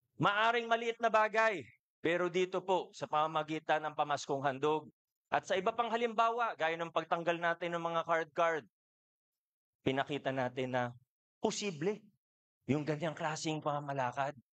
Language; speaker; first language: Filipino; native; Filipino